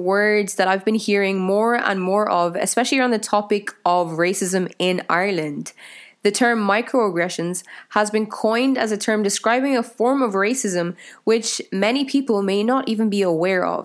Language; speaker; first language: English; native; English